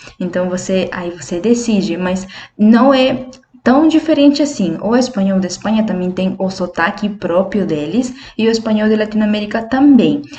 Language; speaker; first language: Portuguese; non-native, fluent; Spanish